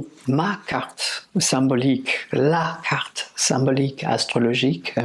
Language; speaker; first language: French; non-native, fluent; English